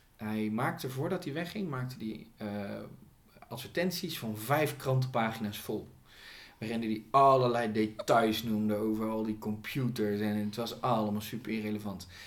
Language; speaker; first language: Dutch; native; Dutch